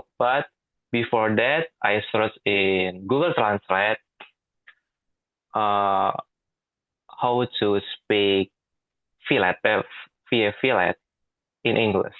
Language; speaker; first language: English; non-native, learner; Indonesian